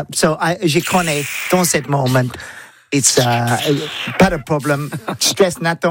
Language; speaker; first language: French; non-native, learner; English